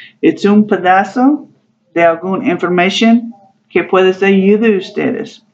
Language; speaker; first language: Spanish; non-native, learner; English